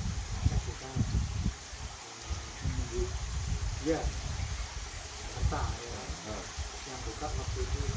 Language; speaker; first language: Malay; non-native, local second language; Javanese